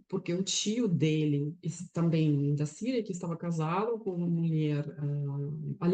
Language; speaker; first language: Portuguese; non-native, fluent; Russian